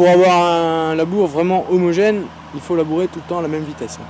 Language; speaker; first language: French; native; French